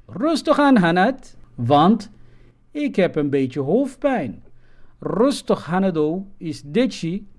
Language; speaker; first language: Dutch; non-native, fluent; Somali